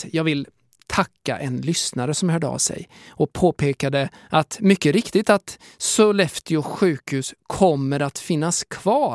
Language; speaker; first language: Swedish; native; Swedish